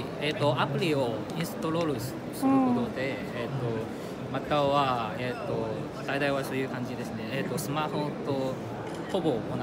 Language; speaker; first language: Japanese; non-native, fluent; Chinese